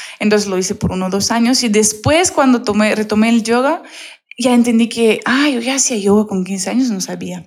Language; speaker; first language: Spanish; non-native, fluent; Russian